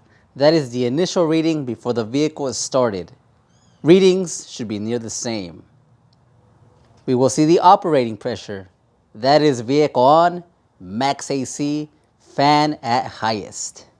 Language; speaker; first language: English; native; English